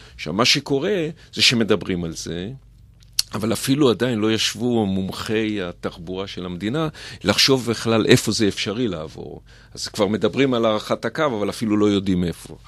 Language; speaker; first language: Hebrew; native; Hebrew